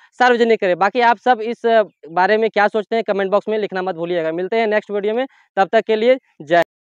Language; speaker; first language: Hindi; native; Hindi